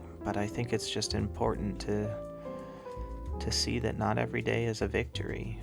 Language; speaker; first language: English; native; English